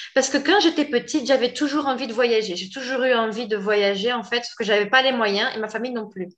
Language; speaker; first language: French; native; French